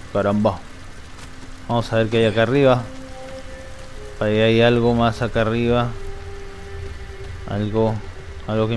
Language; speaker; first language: Spanish; native; Spanish